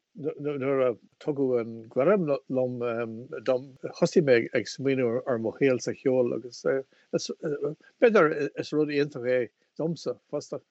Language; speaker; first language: Irish; non-native, local second language; English